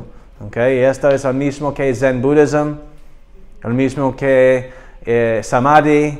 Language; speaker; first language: Spanish; non-native, learner; English